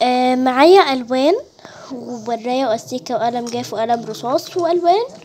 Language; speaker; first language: Arabic; native; Arabic